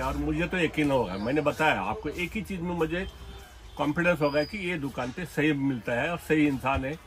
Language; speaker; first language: Hindi; non-native, local second language; Marathi